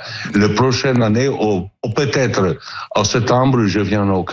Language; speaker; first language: French; non-native, learner; Italian